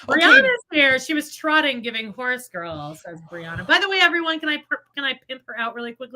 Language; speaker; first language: English; native; English